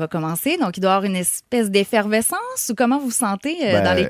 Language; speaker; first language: French; native; French